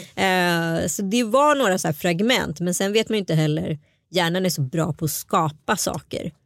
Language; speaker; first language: Swedish; early bilingual, other home language; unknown